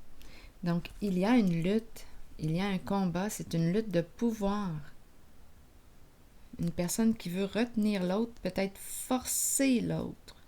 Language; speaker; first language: French; native; French